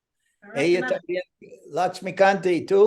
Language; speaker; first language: Spanish; non-native, fluent; English